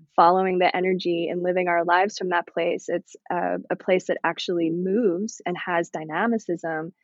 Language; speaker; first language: English; native; English